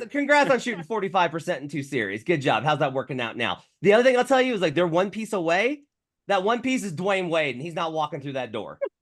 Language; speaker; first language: English; native; English